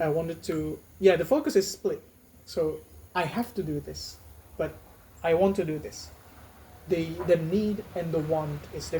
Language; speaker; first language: English; non-native, fluent; Indonesian